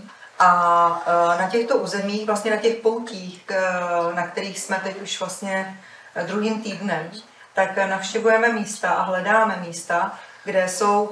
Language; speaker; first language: Czech; native; Czech